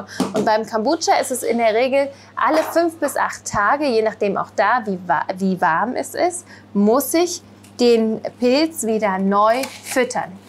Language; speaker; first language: German; native; German